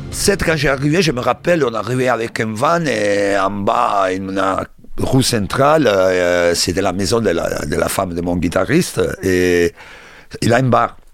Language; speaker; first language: French; non-native, learner; Italian